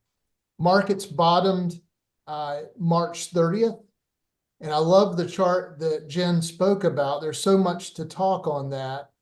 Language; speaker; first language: English; native; English